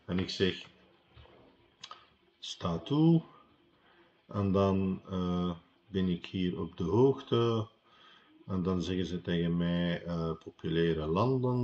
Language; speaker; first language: Dutch; non-native, fluent; Arabic